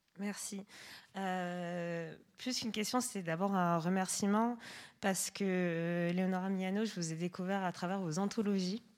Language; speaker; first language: French; early bilingual, other home language; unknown